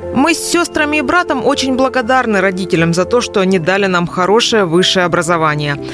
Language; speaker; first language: Russian; non-native, fluent; Chinese